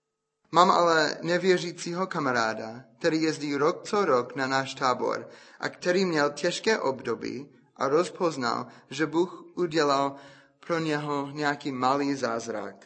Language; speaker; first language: Czech; non-native, fluent; English